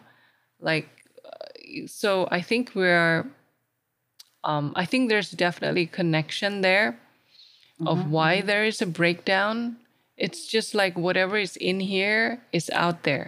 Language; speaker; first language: English; non-native, local second language; Malay